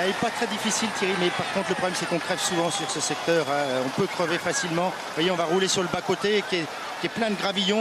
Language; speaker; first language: French; native; French